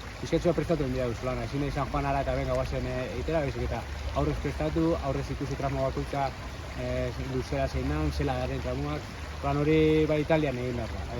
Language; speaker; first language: Basque; native; Basque